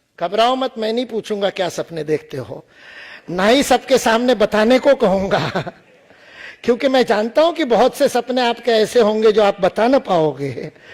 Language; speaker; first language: Hindi; non-native, local second language; Marathi